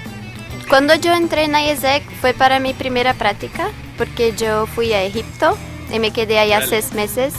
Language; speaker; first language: Spanish; non-native, learner; Portuguese